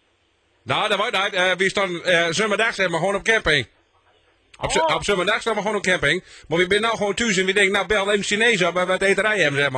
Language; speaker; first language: Dutch; native; Dutch